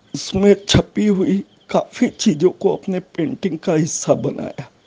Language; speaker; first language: Hindi; native; Hindi